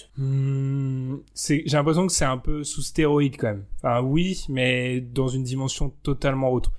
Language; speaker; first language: French; native; French